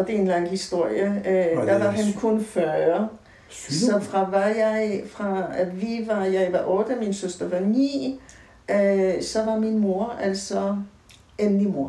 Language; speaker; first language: Danish; native; Danish